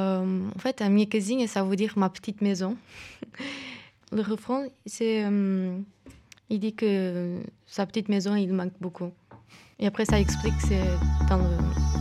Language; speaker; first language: French; non-native, fluent; Portuguese